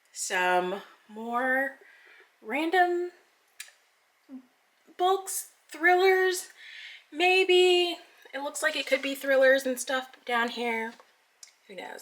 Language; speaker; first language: English; native; English